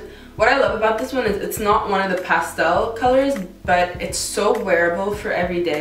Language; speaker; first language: English; native; English